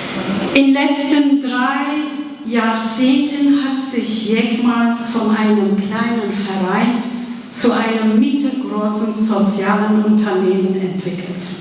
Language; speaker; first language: German; non-native, fluent; Kurdish